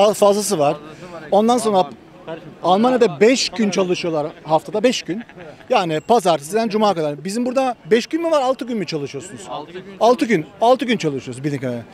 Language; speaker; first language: Turkish; native; Turkish